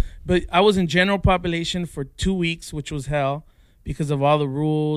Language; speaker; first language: English; native; English